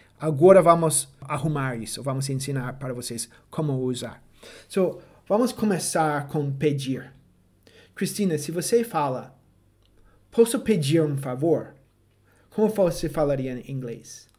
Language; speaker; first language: Portuguese; non-native, fluent; English